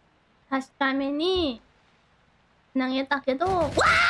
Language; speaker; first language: Japanese; non-native, learner; Thai